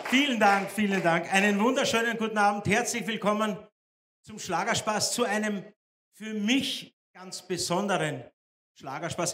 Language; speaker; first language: German; native; German